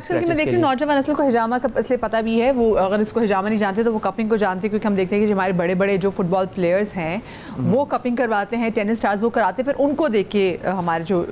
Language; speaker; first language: Urdu; native; Urdu